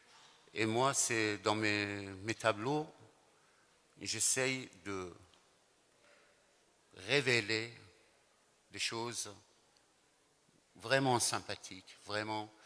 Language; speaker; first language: French; non-native, fluent; Persian